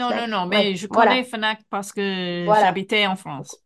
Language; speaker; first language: French; non-native, fluent; English